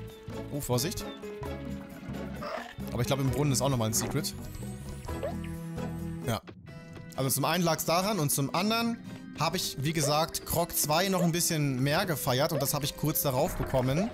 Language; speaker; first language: German; native; German